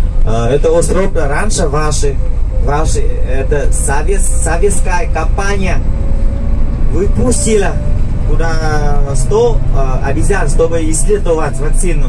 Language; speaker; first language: Russian; non-native, learner; Vietnamese